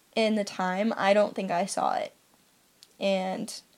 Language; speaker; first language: English; native; English